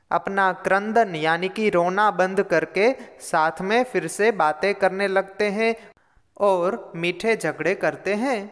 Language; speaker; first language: Hindi; non-native, local second language; Gujarati